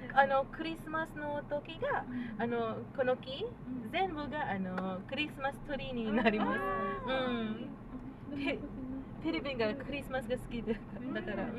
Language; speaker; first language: Japanese; non-native, learner; Filipino